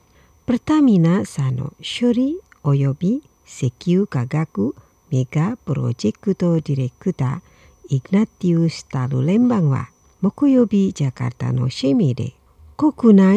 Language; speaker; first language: Japanese; non-native, fluent; Indonesian